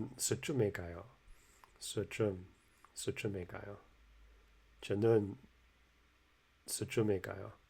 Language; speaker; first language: Korean; non-native, learner; English